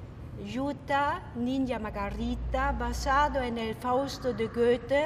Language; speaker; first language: Spanish; non-native, fluent; German